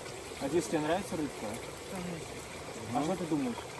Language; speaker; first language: Russian; native; Russian